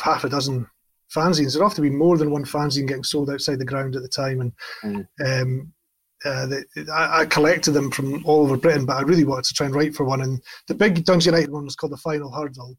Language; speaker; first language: English; native; English